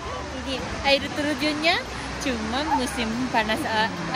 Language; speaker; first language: Indonesian; non-native, learner; Japanese